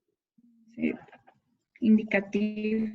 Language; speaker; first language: French; non-native, learner; Spanish